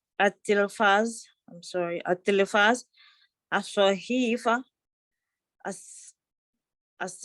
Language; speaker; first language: Arabic; non-native, learner; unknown